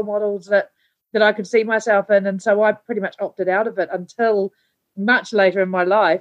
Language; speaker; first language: English; native; English